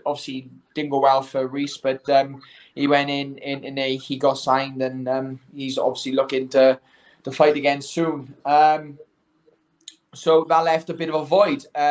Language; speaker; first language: English; native; English